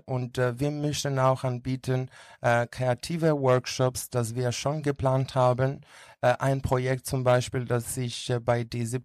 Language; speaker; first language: German; non-native, learner; Greek